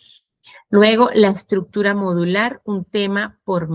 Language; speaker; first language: Spanish; native; Spanish